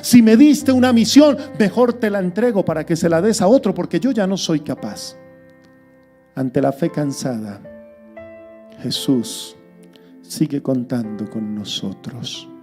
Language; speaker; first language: Spanish; native; Spanish